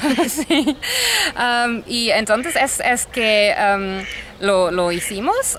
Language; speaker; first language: Spanish; non-native, fluent; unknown